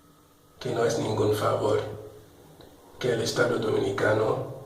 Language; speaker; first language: Spanish; non-native, local second language; Haitian Creole